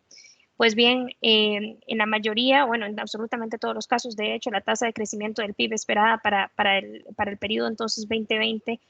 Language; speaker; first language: Spanish; native; Spanish